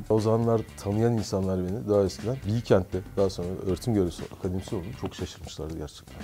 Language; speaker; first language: Turkish; native; Turkish